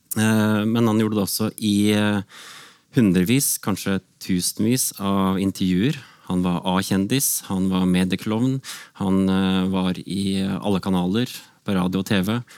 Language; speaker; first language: Norwegian; native; Norwegian